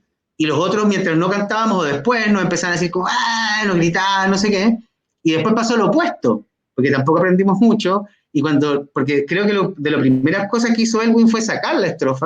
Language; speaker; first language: Spanish; native; Spanish